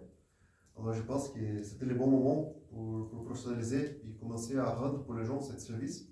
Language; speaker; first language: French; non-native, fluent; Portuguese